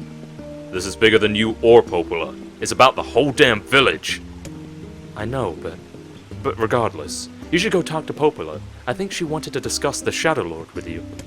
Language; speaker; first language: English; native; English